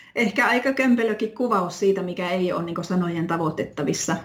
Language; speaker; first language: Finnish; native; Finnish